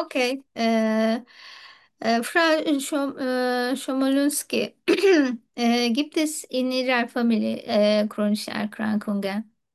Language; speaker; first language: German; non-native, learner; Turkish